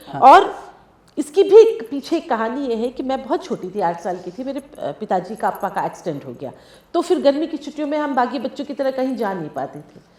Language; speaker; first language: Hindi; non-native, local second language; Tamil